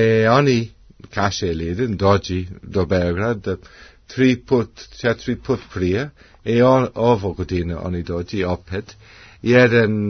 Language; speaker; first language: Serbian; non-native, learner; English